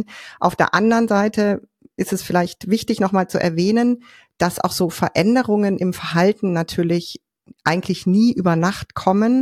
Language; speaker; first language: German; native; German